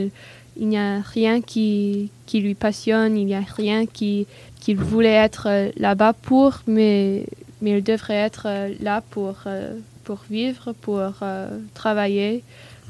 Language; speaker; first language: French; non-native, learner; English